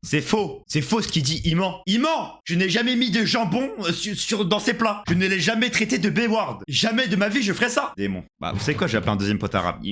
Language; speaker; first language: French; native; French